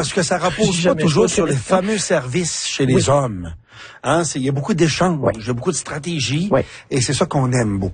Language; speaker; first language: French; native; French